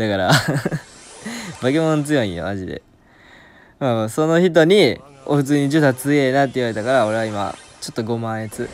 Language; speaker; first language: Japanese; native; Japanese